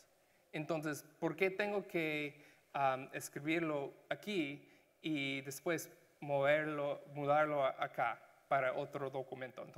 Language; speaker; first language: Spanish; non-native, learner; English